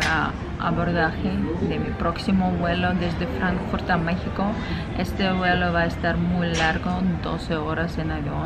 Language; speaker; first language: Spanish; non-native, fluent; Ukrainian